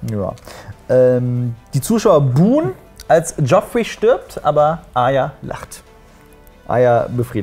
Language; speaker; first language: German; native; German